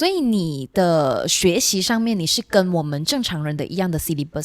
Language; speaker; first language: Chinese; non-native, local second language; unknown